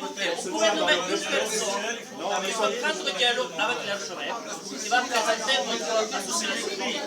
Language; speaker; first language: French; non-native, learner; Russian